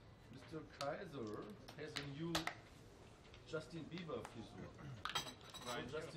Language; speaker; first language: German; native; German